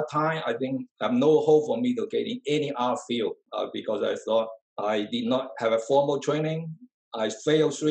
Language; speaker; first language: English; non-native, fluent; Chinese